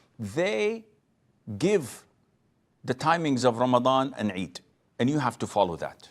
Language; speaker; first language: English; non-native, fluent; Arabic